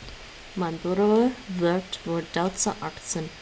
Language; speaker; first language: Dutch; non-native, learner; English